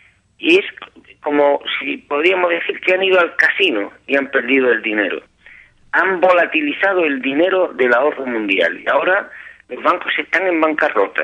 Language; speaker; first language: Spanish; native; Spanish